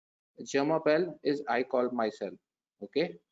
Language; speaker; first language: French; non-native, learner; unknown